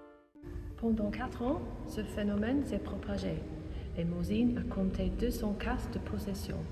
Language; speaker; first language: French; non-native, learner; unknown